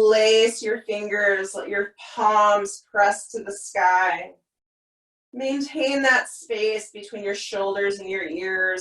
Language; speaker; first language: English; native; English